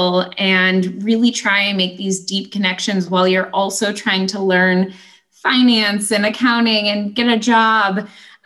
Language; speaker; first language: English; native; English